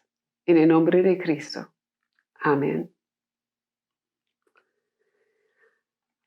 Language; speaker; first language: Spanish; non-native, fluent; English